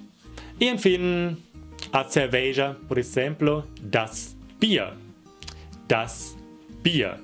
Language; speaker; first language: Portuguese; non-native, fluent; German